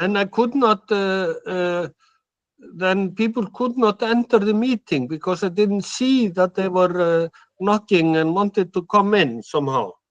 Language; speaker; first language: English; non-native, fluent; Icelandic